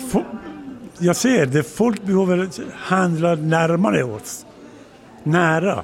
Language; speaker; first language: Swedish; non-native, learner; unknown